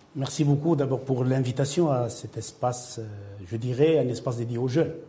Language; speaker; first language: French; non-native, local second language; Arabic